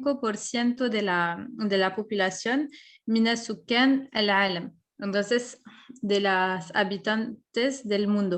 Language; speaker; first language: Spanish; non-native, fluent; French